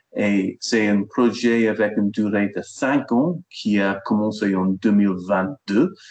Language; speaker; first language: French; non-native, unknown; English